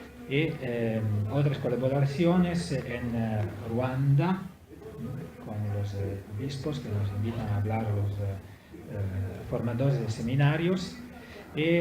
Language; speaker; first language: Spanish; non-native, fluent; Italian